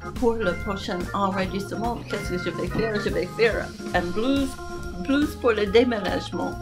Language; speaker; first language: French; non-native, fluent; English